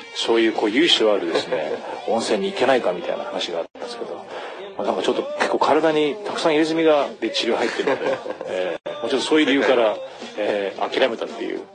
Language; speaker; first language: Japanese; native; Japanese